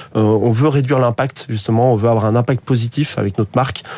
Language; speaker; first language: French; native; French